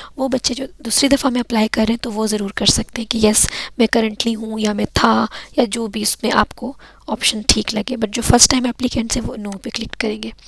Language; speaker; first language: Urdu; native; Urdu